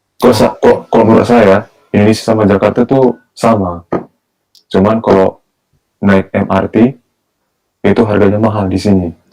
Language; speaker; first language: Indonesian; early bilingual, heritage; Indonesian